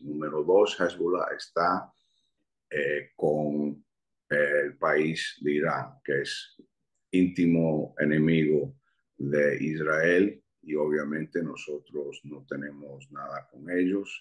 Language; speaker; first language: Spanish; early bilingual, heritage; Spanish